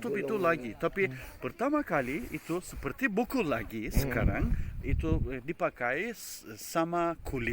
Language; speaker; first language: Indonesian; non-native, fluent; Turkish